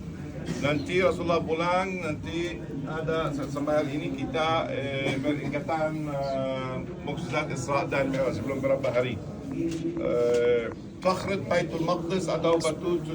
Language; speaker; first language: Indonesian; non-native, fluent; Arabic